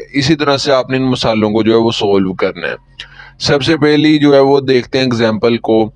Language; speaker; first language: Urdu; native; Urdu